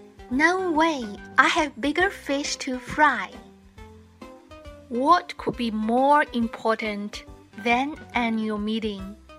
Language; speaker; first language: English; non-native, fluent; Chinese